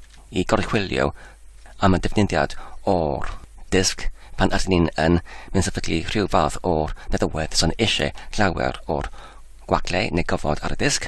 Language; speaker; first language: Welsh; non-native, learner; English